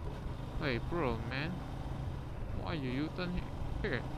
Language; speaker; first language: English; non-native, local second language; Malay